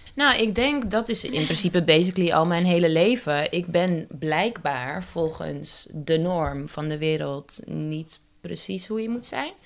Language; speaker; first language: Dutch; native; Dutch